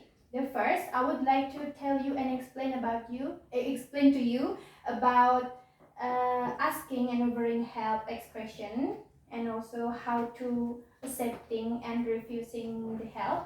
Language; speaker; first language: English; non-native, learner; Indonesian